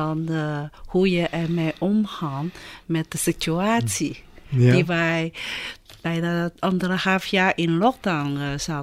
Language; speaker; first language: Dutch; non-native, fluent; Chinese